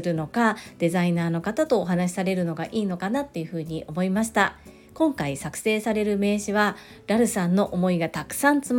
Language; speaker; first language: Japanese; native; Japanese